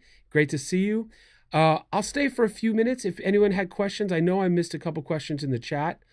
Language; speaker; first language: English; native; English